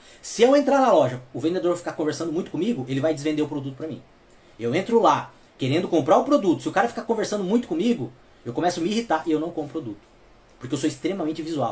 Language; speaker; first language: Portuguese; native; Portuguese